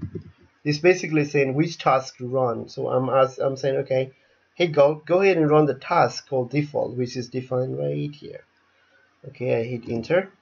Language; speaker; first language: English; non-native, fluent; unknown